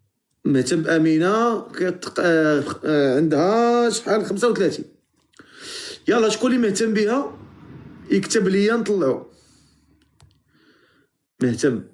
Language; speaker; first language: Arabic; native; Arabic